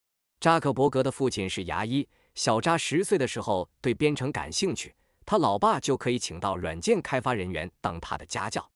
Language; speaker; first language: Chinese; native; Chinese